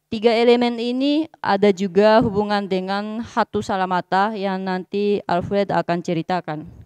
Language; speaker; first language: Indonesian; non-native, fluent; Japanese